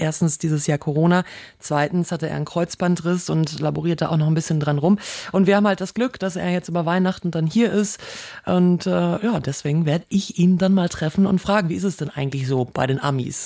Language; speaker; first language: German; native; German